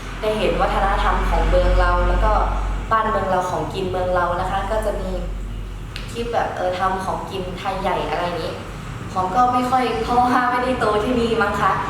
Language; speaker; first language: Thai; early bilingual, other home language; Shan